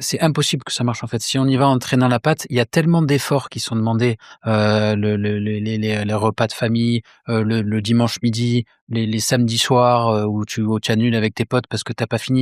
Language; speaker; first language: French; native; French